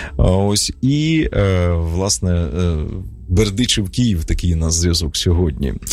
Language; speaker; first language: Ukrainian; native; Ukrainian